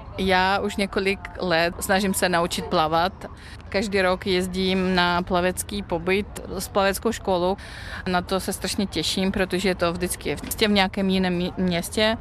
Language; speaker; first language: Czech; non-native, fluent; Russian